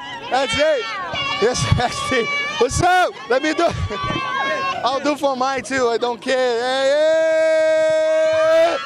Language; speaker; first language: English; non-native, fluent; Portuguese